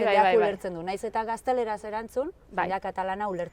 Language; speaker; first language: Basque; native; Basque